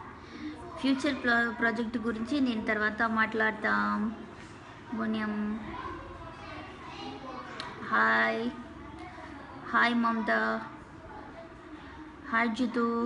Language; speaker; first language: Telugu; non-native, local second language; Malayalam